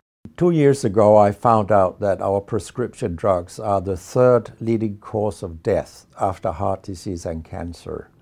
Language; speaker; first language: English; non-native, fluent; Danish